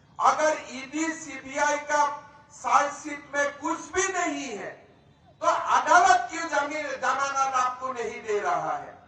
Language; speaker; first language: Hindi; non-native, local second language; Assamese